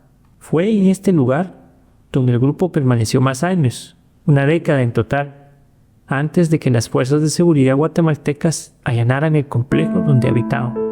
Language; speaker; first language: Spanish; native; Spanish